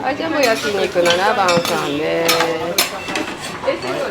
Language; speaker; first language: Japanese; native; Japanese